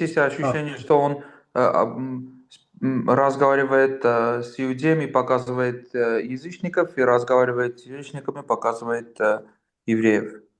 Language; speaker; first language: Russian; non-native, fluent; Armenian